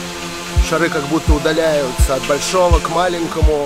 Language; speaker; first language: Russian; native; Russian